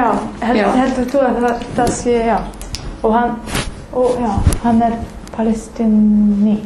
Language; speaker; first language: Icelandic; non-native, learner; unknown